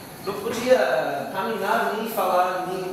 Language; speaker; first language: Portuguese; non-native, learner; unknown